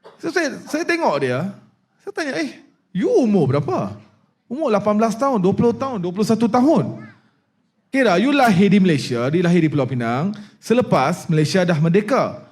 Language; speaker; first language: Malay; non-native, local second language; Punjabi